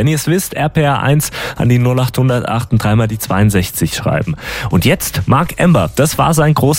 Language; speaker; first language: German; native; German